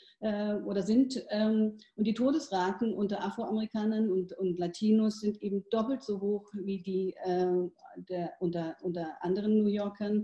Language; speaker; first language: German; native; German